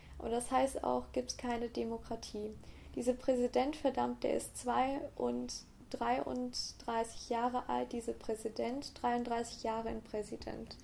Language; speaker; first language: German; native; German